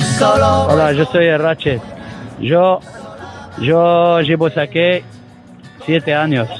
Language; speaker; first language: Spanish; early bilingual, other home language; Arabic